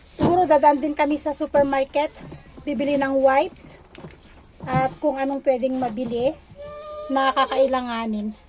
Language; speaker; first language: Filipino; native; Filipino